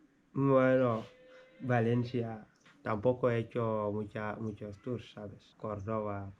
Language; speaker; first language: Spanish; non-native, fluent; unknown